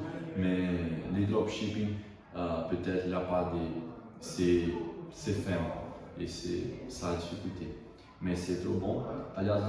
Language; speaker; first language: French; non-native, learner; Portuguese